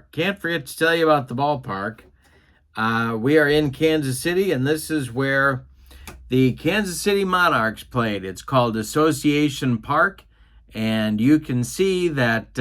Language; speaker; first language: English; native; English